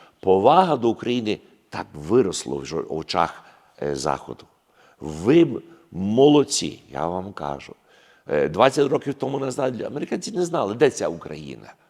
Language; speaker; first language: Ukrainian; early bilingual, heritage; Ukrainian